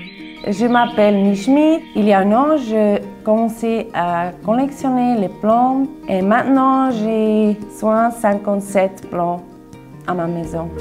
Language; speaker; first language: French; non-native, local second language; German